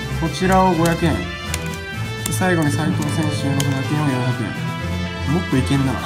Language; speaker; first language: Japanese; native; Japanese